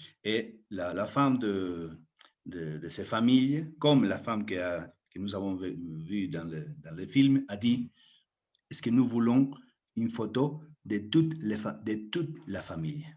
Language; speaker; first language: French; non-native, fluent; Spanish